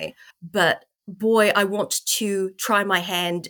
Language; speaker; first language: English; native; English